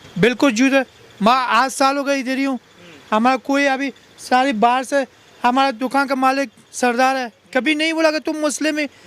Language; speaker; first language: Hindi; non-native, learner; Pashto